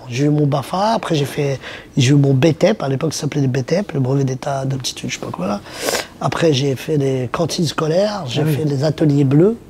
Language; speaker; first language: French; early bilingual, other home language; Arabic